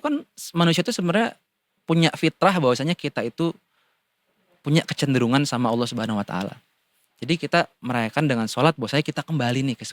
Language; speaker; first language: Indonesian; native; Indonesian